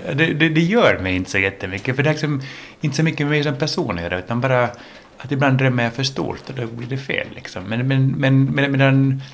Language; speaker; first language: Swedish; early bilingual, other home language; English